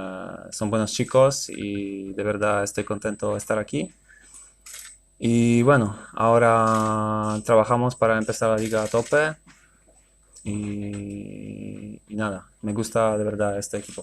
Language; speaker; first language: Spanish; non-native, fluent; Polish